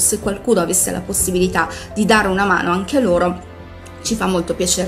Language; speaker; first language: Italian; native; Italian